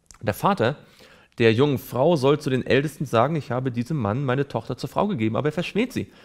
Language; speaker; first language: German; native; German